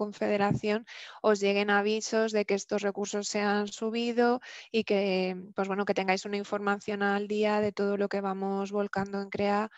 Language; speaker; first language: Spanish; native; Spanish